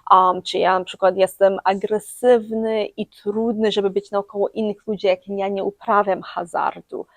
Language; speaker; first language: Polish; early bilingual, heritage; English